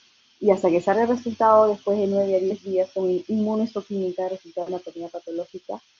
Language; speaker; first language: Spanish; native; Spanish